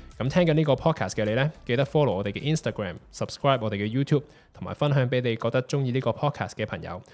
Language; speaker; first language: Cantonese; native; Cantonese